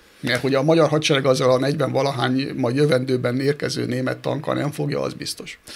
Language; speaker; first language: Hungarian; native; Hungarian